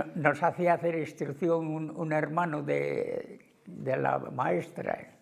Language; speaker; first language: Spanish; native; Spanish